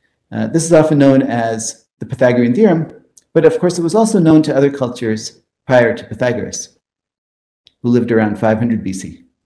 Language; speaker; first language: English; early bilingual, other home language; Hindi